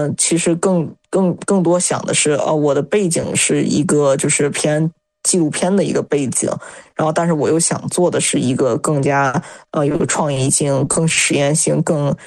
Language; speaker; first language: Chinese; native; Chinese